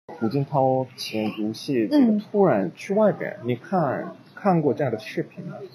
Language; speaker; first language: Chinese; non-native, fluent; Korean